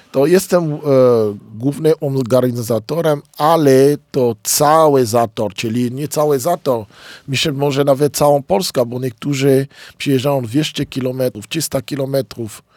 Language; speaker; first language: Polish; non-native, fluent; Lingala